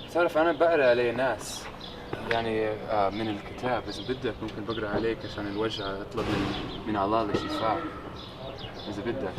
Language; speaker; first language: Arabic; non-native, learner; English